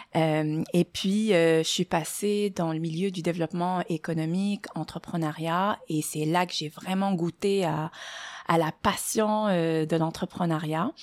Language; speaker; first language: French; non-native, local second language; Arabic